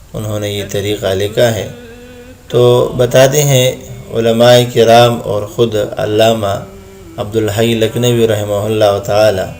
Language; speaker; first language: Urdu; non-native, local second language; Pashto